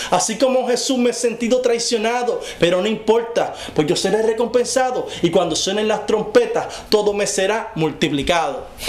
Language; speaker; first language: Spanish; native; Spanish